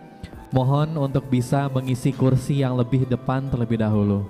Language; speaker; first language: Indonesian; native; Indonesian